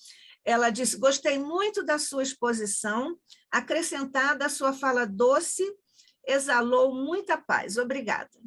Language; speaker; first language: Portuguese; native; Portuguese